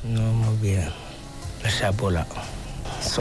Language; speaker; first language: Spanish; non-native, learner; Arabic